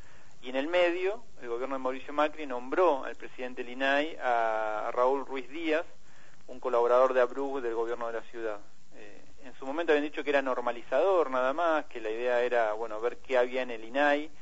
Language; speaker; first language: Spanish; native; Spanish